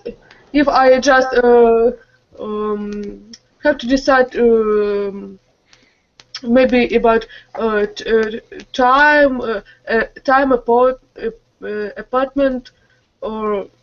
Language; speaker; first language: English; non-native, learner; Russian